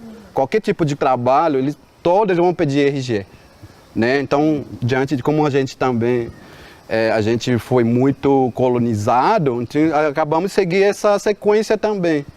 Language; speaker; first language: Portuguese; non-native, local second language; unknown